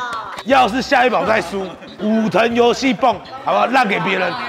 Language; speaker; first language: Chinese; native; Chinese